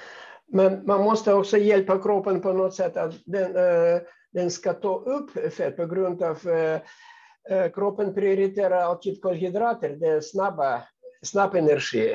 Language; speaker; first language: Swedish; non-native, fluent; Russian